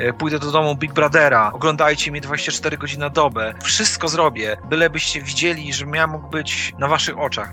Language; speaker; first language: Polish; native; Polish